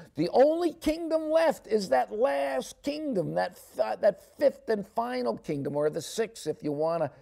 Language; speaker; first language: English; native; English